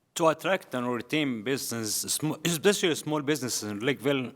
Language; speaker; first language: English; non-native, learner; Arabic